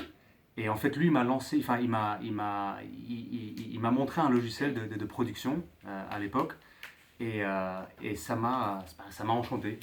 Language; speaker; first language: French; native; French